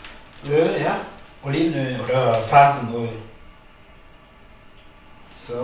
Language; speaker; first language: German; non-native, learner; Thai